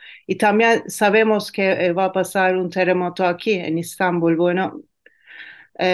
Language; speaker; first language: Spanish; non-native, fluent; Turkish